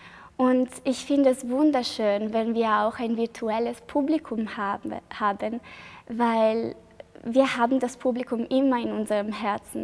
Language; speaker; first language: German; non-native, fluent; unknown